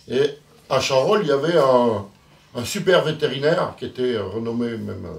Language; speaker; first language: French; native; French